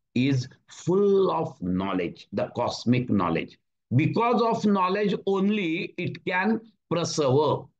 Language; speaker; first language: English; non-native, local second language; Marathi